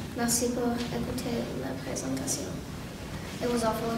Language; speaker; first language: French; non-native, learner; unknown